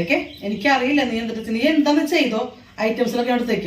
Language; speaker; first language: Malayalam; native; Malayalam